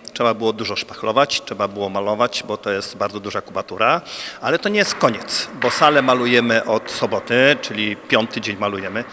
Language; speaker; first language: Polish; native; Polish